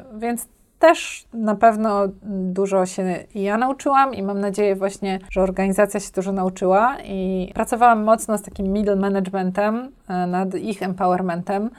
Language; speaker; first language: Polish; native; Polish